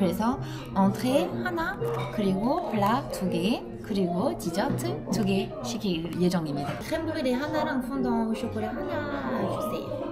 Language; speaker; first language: Korean; non-native, fluent; French